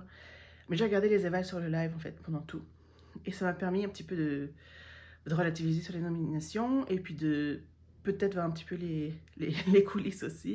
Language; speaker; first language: French; native; French